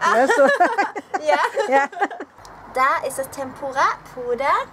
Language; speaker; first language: German; early bilingual, other home language; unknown